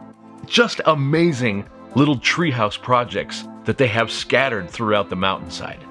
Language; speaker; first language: English; native; English